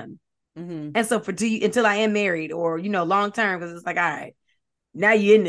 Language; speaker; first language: English; native; English